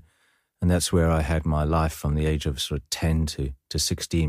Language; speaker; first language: English; native; English